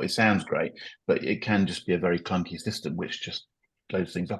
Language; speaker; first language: English; native; English